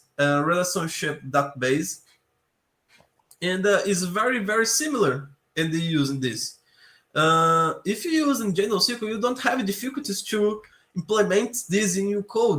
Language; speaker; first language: English; non-native, learner; Portuguese